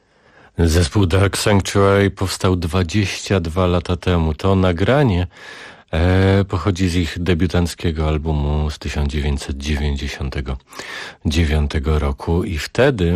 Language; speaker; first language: Polish; native; Polish